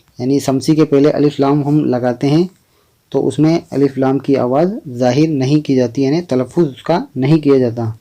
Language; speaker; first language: Hindi; native; Hindi